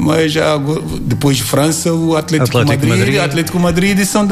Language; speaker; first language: Portuguese; non-native, learner; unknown